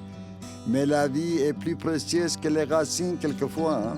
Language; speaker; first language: French; non-native, fluent; Arabic